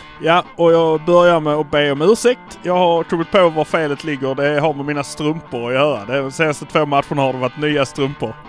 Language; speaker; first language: Swedish; native; Swedish